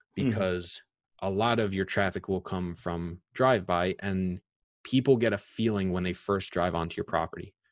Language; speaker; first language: English; native; English